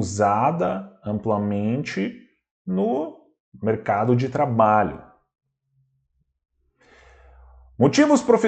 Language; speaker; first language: Portuguese; non-native, fluent; Russian